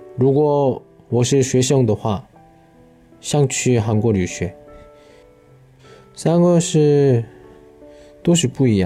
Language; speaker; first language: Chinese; non-native, learner; Korean